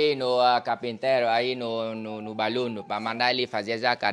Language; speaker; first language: Portuguese; non-native, learner; Vietnamese